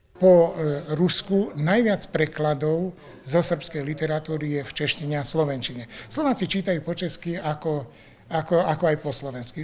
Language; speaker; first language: Slovak; early bilingual, heritage; Slovak